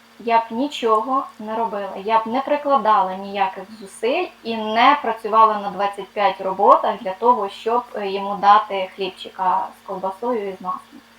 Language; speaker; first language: Ukrainian; non-native, local second language; Russian